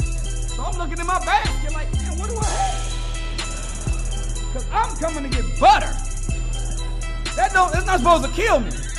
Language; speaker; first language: English; native; English